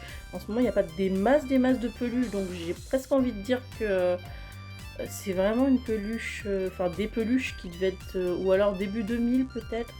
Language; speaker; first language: French; native; French